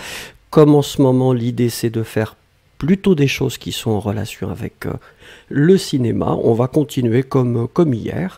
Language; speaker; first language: French; native; French